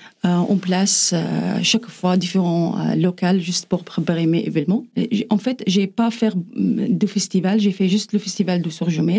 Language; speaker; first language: French; non-native, learner; Arabic